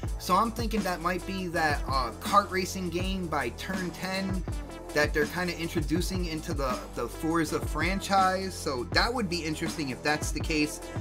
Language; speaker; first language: English; native; English